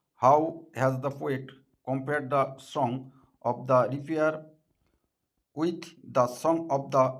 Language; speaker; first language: English; non-native, local second language; Bangla